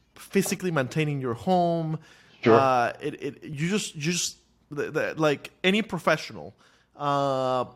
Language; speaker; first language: English; non-native, fluent; Spanish